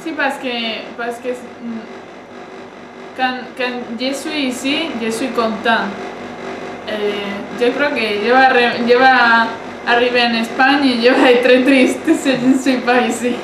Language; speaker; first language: French; non-native, learner; Spanish